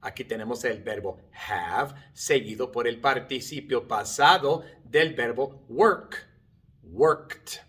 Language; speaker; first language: Spanish; non-native, fluent; English